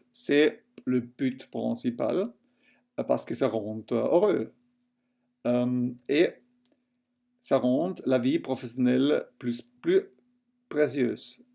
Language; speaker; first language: French; non-native, local second language; German